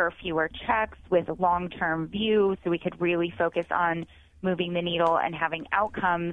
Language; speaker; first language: English; native; English